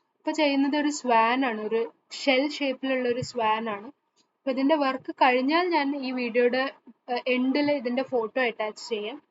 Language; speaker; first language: Malayalam; early bilingual, heritage; Malayalam